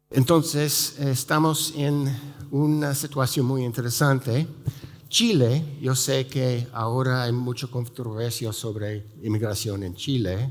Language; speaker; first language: Spanish; non-native, fluent; English